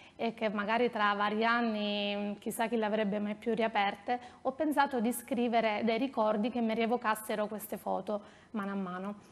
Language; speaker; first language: Italian; native; Italian